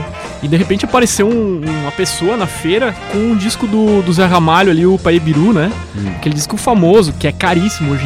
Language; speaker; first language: Portuguese; native; Portuguese